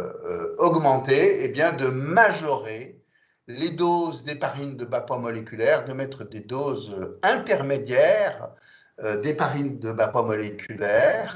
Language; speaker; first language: French; native; French